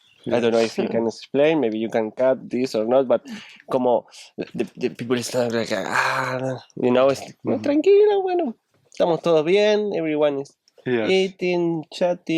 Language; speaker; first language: English; non-native, learner; Spanish